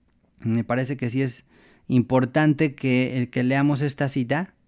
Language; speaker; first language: Spanish; native; Spanish